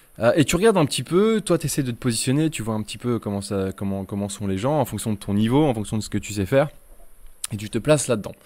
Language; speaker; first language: French; native; French